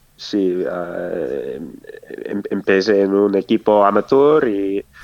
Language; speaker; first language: Spanish; non-native, fluent; English